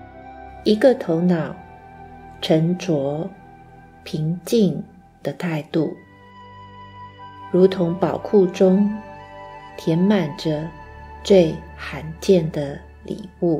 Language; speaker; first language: Chinese; native; Chinese